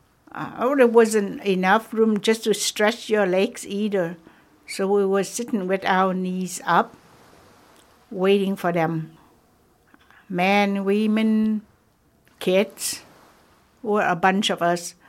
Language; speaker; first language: English; non-native, fluent; Vietnamese